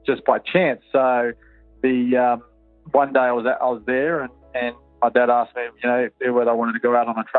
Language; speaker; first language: English; native; English